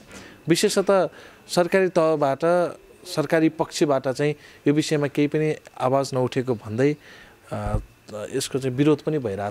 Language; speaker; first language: Nepali; native; Nepali